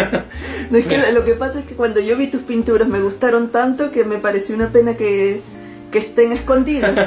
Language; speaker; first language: Spanish; native; Spanish